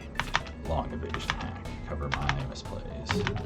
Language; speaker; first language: English; native; English